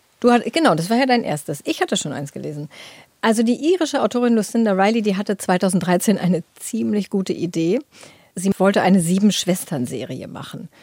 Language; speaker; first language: German; native; German